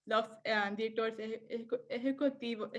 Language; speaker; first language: Spanish; non-native, learner; English